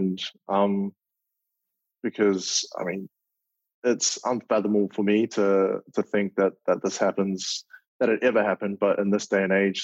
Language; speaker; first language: English; native; English